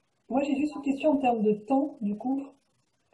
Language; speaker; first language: French; native; French